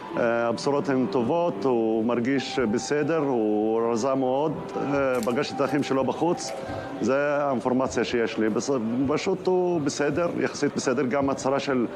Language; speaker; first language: Hebrew; non-native, local second language; Arabic